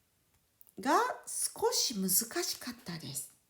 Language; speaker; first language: Japanese; non-native, fluent; French